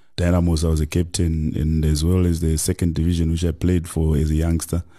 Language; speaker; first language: English; non-native, local second language; Shona